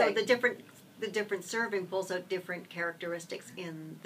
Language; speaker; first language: English; native; English